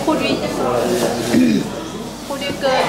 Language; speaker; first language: French; non-native, learner; Vietnamese